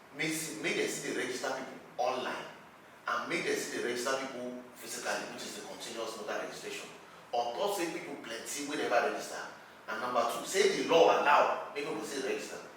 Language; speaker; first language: Nigerian Pidgin; non-native, local second language; Yoruba